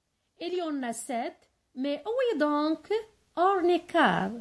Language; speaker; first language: French; non-native, local second language; Arabic